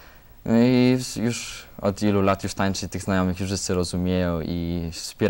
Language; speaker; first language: Polish; early bilingual, heritage; Polish